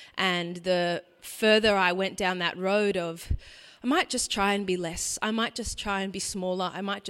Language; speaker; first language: English; native; English